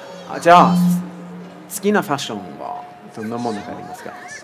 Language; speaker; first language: Japanese; non-native, fluent; English